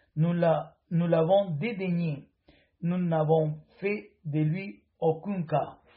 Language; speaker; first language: French; non-native, fluent; Spanish